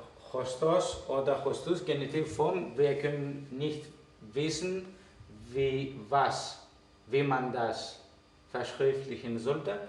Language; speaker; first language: German; non-native, fluent; Greek